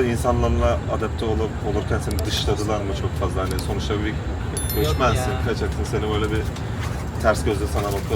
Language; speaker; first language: Turkish; native; Turkish